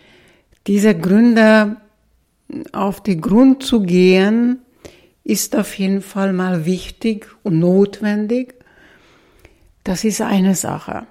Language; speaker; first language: German; non-native, fluent; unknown